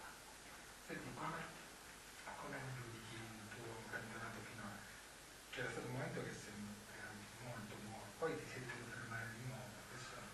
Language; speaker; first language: Italian; native; Italian